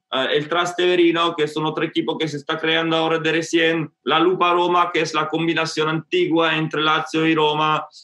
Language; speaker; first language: Spanish; non-native, fluent; English